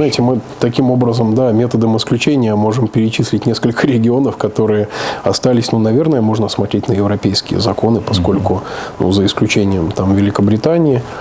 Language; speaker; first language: Russian; native; Russian